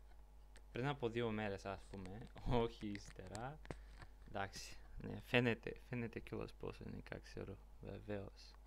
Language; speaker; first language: Greek; non-native, learner; Bulgarian